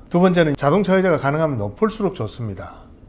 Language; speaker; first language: Korean; native; Korean